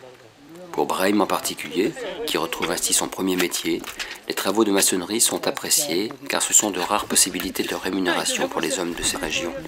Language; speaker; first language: French; native; French